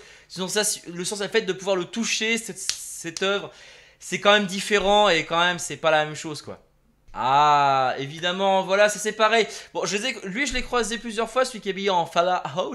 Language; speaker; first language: French; native; French